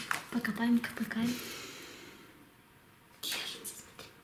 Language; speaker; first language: Russian; non-native, local second language; Lithuanian